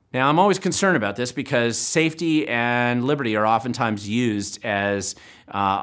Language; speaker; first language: English; native; English